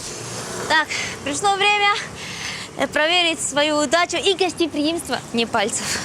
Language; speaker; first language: Russian; native; Russian